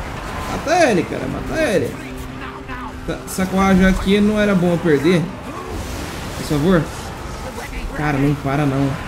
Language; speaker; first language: Portuguese; native; Portuguese